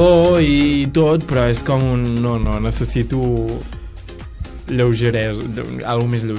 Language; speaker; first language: Catalan; native; Catalan